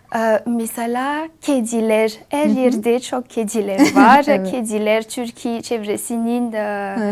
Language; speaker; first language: Turkish; non-native, fluent; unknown